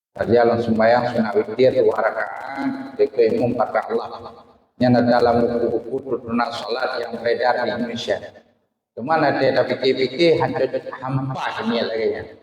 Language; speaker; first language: Malay; non-native, local second language; Achinese